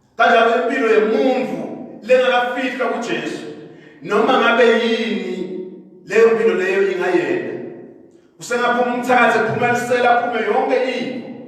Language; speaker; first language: Zulu; non-native, local second language; Swati